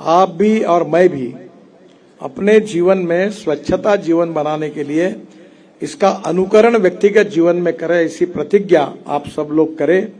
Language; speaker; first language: Hindi; non-native, local second language; Marathi